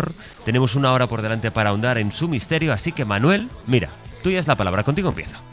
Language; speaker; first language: Spanish; native; Spanish